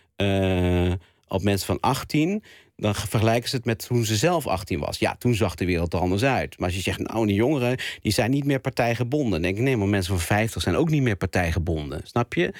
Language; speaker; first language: Dutch; native; Dutch